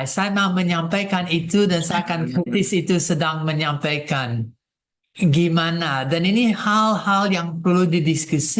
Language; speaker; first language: Indonesian; non-native, fluent; English